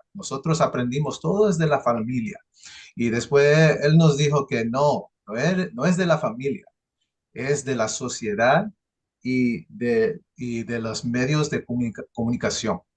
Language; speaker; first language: Spanish; early bilingual, heritage; English